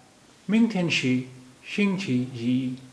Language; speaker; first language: Chinese; non-native, fluent; Urdu